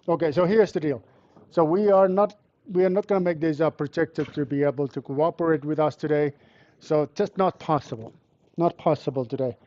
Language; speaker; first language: English; non-native, fluent; Finnish